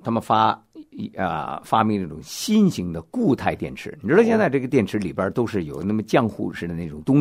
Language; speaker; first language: Chinese; native; Chinese